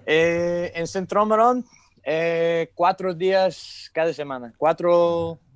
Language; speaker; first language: Spanish; non-native, learner; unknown